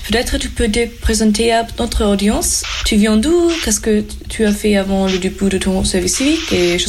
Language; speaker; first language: French; non-native, fluent; German